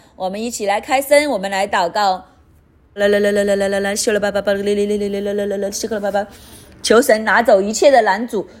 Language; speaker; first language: Chinese; non-native, fluent; Cantonese